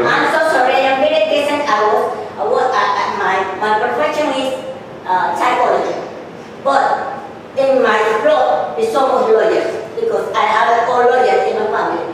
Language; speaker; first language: English; non-native, learner; Spanish